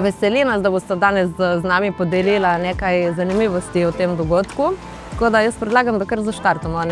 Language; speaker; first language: Slovenian; native; Slovenian